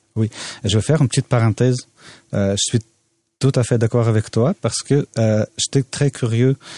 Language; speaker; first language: French; non-native, fluent; Russian